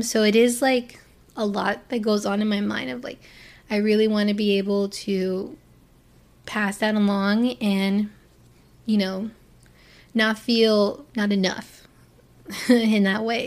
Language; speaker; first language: English; native; English